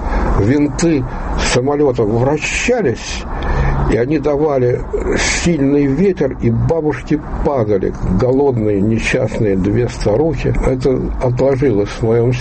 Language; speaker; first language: Russian; native; Russian